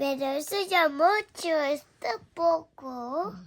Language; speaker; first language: Spanish; early bilingual, other home language; Filipino